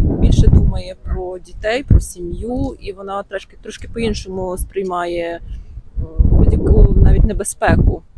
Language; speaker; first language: Ukrainian; native; Ukrainian